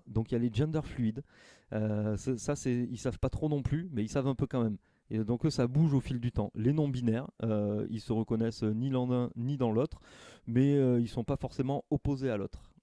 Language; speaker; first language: French; native; French